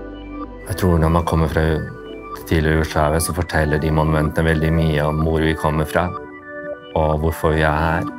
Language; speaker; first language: Norwegian; early bilingual, other home language; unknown